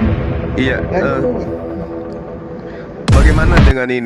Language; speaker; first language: Indonesian; native; Indonesian